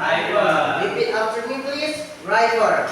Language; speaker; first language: English; non-native, learner; Indonesian